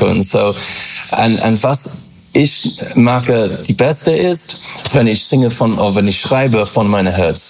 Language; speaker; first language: German; non-native, learner; English